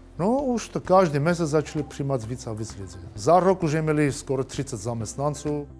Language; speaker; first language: Czech; non-native, learner; Armenian